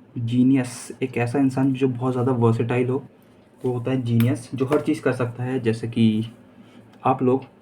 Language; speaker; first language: Hindi; native; Hindi